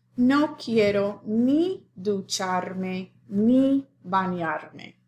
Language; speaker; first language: Spanish; non-native, fluent; English